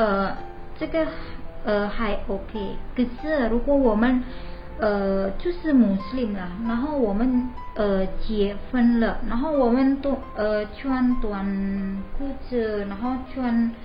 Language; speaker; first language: Chinese; non-native, learner; Indonesian